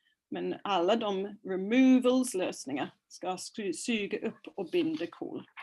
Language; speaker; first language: Swedish; non-native, fluent; English